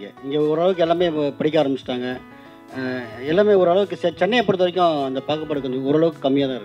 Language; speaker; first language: Tamil; native; Tamil